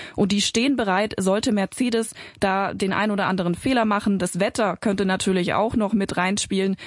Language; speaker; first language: German; native; German